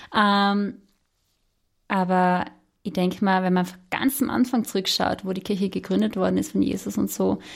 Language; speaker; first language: German; native; German